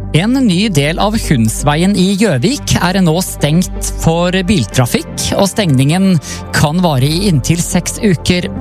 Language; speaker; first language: Norwegian; native; Norwegian